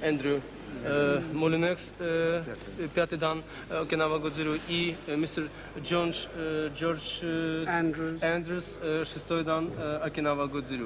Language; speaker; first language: Russian; native; Russian